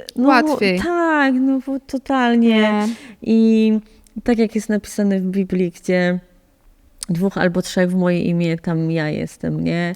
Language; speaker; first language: Polish; native; Polish